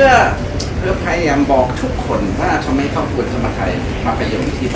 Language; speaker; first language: Thai; non-native, fluent; English